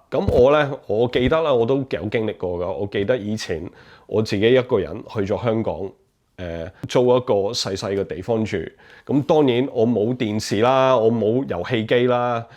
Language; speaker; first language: Cantonese; early bilingual, heritage; Cantonese